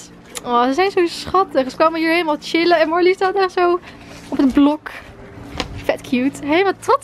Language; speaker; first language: Dutch; native; Dutch